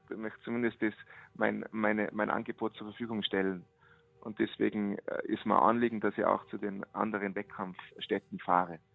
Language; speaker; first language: German; native; German